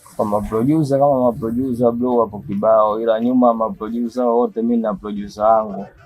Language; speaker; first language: Swahili; native; Swahili